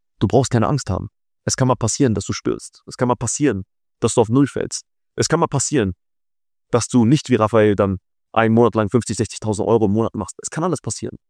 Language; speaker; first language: German; early bilingual, other home language; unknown